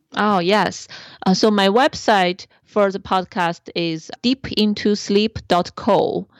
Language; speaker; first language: English; non-native, fluent; Chinese